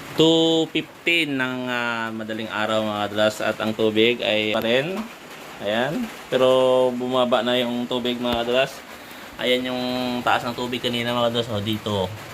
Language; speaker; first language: Filipino; non-native, local second language; Hiligaynon